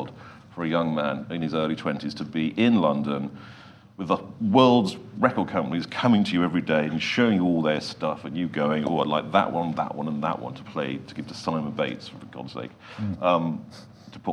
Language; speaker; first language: English; native; English